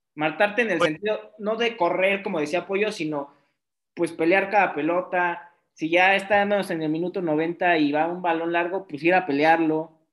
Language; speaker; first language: Spanish; native; Spanish